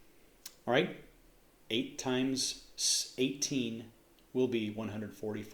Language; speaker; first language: English; native; English